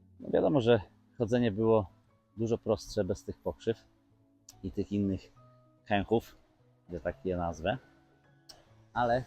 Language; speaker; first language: Polish; native; Polish